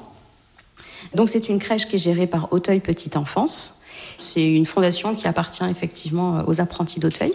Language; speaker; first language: French; native; French